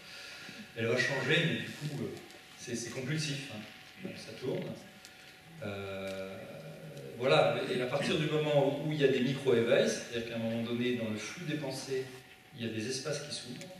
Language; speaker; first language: French; native; French